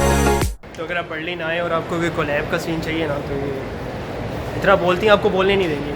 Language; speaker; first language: Urdu; native; Urdu